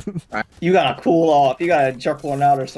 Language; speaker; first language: English; native; English